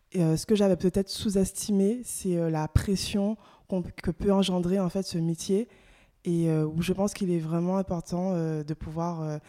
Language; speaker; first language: French; native; French